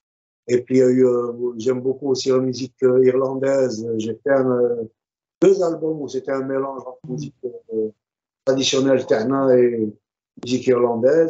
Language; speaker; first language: French; non-native, local second language; Arabic